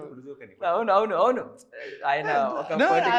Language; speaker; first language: Telugu; native; Telugu